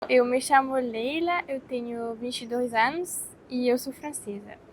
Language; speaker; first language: Portuguese; non-native, fluent; French